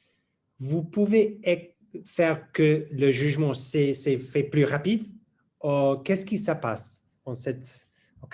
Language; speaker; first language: French; non-native, learner; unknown